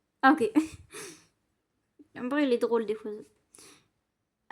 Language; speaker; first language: French; native; French